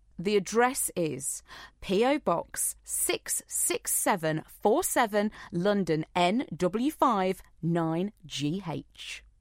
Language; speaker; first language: English; native; English